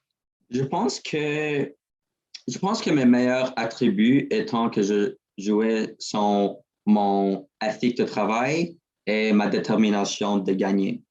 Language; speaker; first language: French; non-native, learner; English